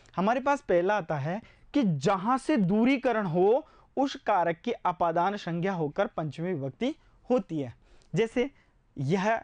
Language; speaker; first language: Hindi; native; Hindi